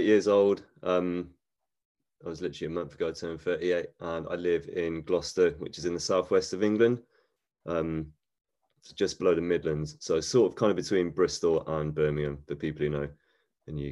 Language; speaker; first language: English; native; English